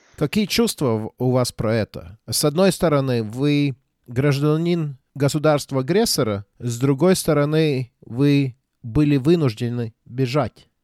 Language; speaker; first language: Russian; non-native, local second language; Latvian